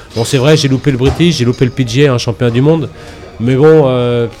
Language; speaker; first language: French; native; French